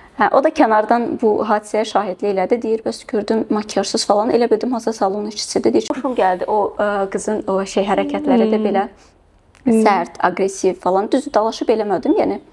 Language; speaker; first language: Azerbaijani; early bilingual, heritage; Azerbaijani